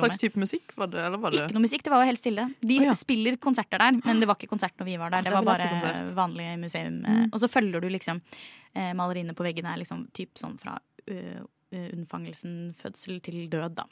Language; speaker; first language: Norwegian; native; Norwegian